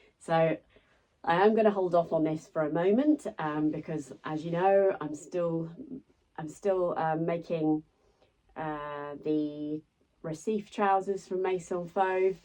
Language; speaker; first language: English; native; English